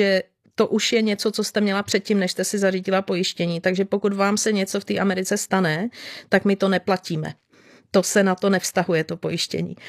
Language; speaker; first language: Czech; native; Czech